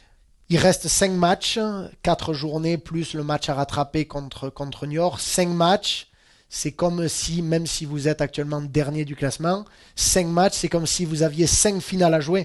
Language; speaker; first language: French; native; French